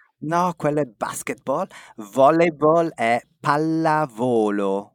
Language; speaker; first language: Italian; native; Italian